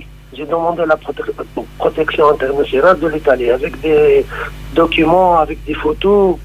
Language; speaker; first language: French; non-native, local second language; Arabic